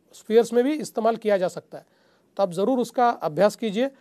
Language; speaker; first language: Hindi; non-native, local second language; Marathi